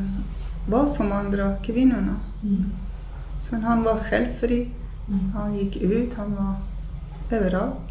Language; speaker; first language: Swedish; non-native, fluent; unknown